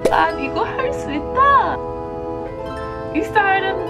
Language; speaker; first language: Korean; non-native, fluent; English